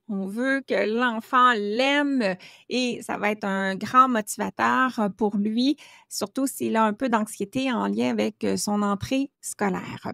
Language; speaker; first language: French; native; French